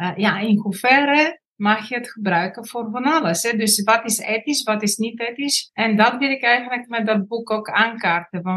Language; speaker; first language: Dutch; non-native, fluent; Bulgarian